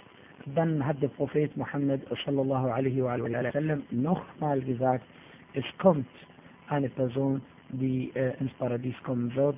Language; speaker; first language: German; non-native, fluent; Arabic